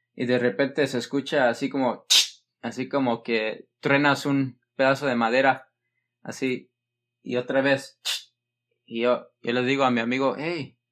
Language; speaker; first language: Spanish; early bilingual, heritage; Spanish